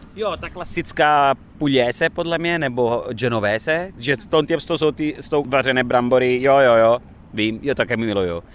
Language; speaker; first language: Czech; non-native, fluent; Italian